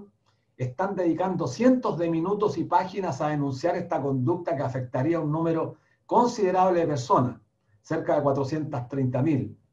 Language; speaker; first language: Spanish; native; Spanish